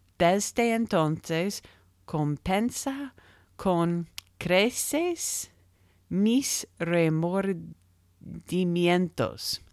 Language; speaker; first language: Spanish; non-native, learner; English